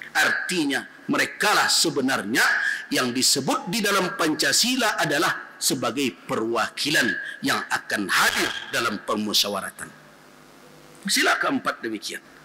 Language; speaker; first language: Malay; non-native, local second language; Minangkabau